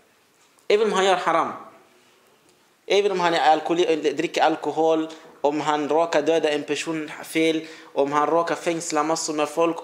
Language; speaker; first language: Swedish; early bilingual, other home language; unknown